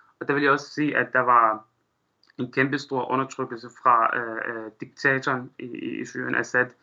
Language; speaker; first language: Danish; non-native, fluent; Arabic